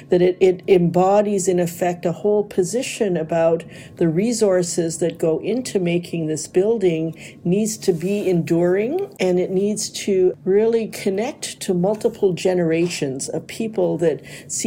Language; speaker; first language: English; native; English